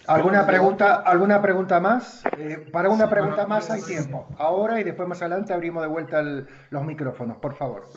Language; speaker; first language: Spanish; native; Spanish